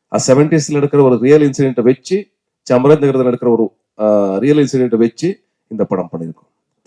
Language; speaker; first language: Tamil; non-native, learner; Kannada